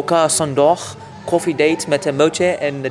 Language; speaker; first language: Dutch; non-native, learner; English